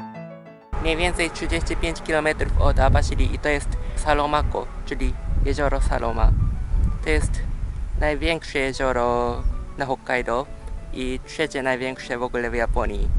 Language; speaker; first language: Polish; early bilingual, heritage; Polish